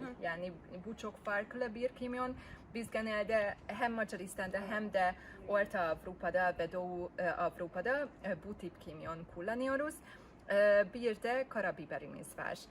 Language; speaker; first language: Turkish; non-native, fluent; Hungarian